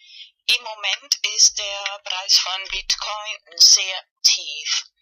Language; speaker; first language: German; non-native, fluent; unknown